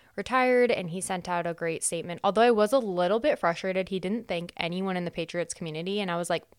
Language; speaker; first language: English; native; English